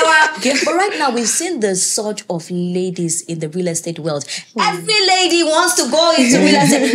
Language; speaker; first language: English; native; English